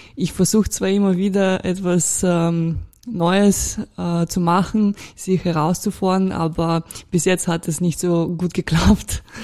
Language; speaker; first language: German; non-native, fluent; Russian